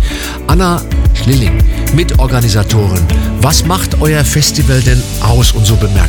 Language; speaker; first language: German; native; German